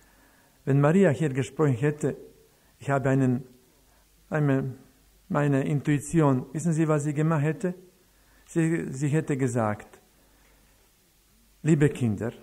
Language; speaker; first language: German; non-native, fluent; Croatian